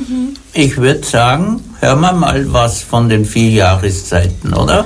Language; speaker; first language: German; native; German